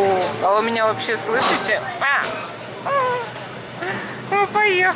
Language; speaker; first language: Russian; native; Russian